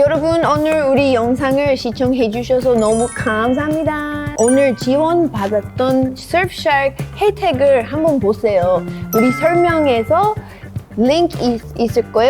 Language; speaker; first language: Korean; non-native, learner; English